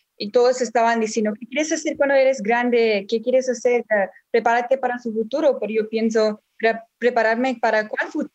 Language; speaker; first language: Spanish; early bilingual, heritage; Spanish